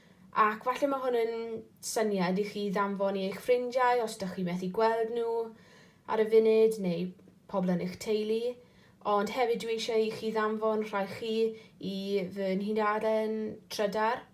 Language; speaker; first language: Welsh; non-native, local second language; English